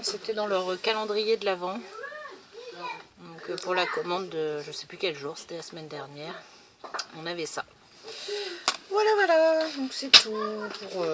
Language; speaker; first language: French; native; French